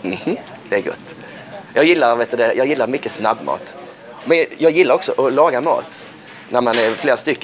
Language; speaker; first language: Swedish; native; Swedish